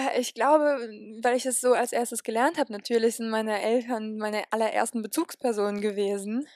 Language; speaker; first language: German; early bilingual, other home language; Polish